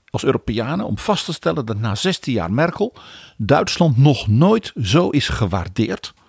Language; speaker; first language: Dutch; native; Dutch